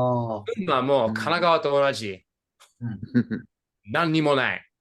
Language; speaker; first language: Japanese; non-native, fluent; English